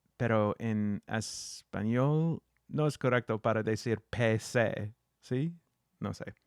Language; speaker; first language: Spanish; non-native, learner; English